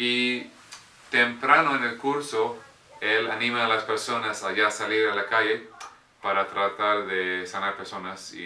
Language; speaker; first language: Spanish; non-native, fluent; English